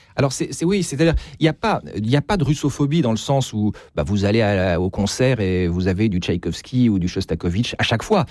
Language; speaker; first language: French; native; French